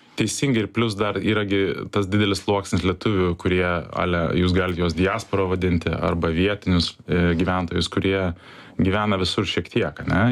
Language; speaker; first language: Lithuanian; early bilingual, heritage; Lithuanian